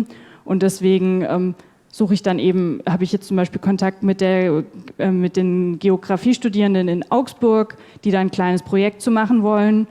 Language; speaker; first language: German; native; German